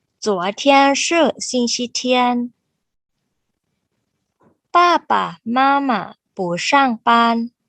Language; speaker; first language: Chinese; non-native, fluent; Thai